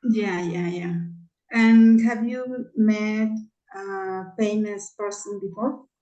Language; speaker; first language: English; non-native, learner; Spanish